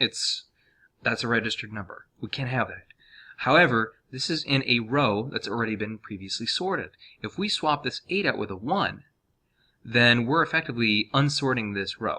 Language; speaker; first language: English; native; English